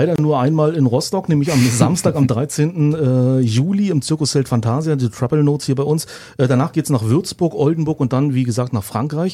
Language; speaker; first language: German; native; German